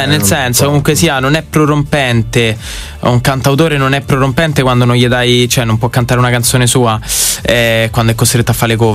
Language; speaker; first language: Italian; native; Italian